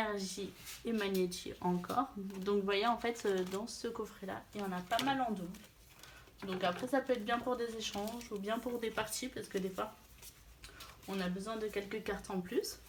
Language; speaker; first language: French; native; French